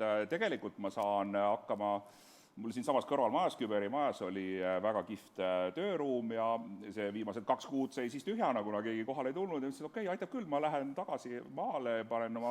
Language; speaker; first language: Estonian; native; Estonian